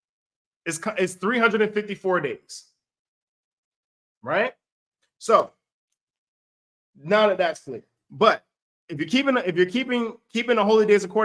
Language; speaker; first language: English; native; English